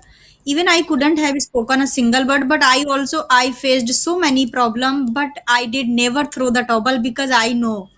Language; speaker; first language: English; non-native, learner; Hindi